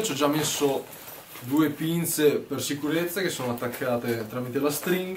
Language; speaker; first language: Italian; native; Italian